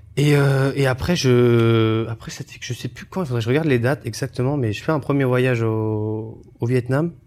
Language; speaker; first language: French; early bilingual, other home language; Chinese